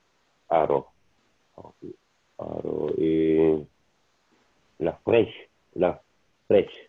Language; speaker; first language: French; non-native, learner; Italian